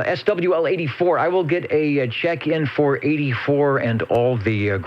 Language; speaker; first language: English; native; English